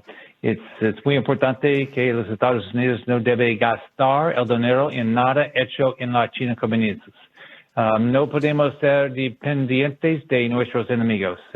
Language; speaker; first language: Spanish; non-native, learner; English